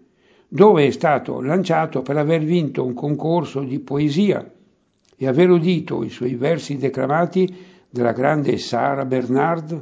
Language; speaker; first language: Italian; native; Italian